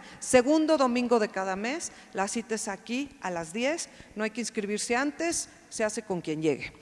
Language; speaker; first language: Spanish; native; Spanish